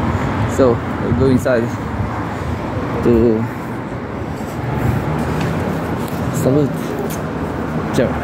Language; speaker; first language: English; non-native, learner; Romanian